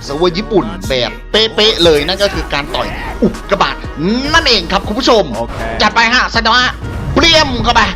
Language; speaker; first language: Thai; native; Thai